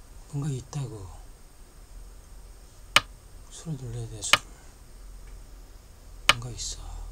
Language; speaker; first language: Korean; native; Korean